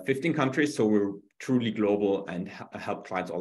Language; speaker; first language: English; non-native, fluent; German